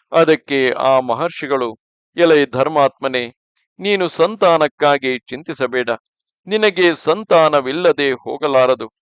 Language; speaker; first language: Kannada; native; Kannada